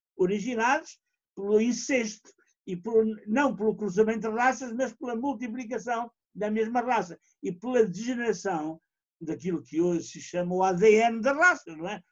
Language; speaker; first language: Portuguese; native; Portuguese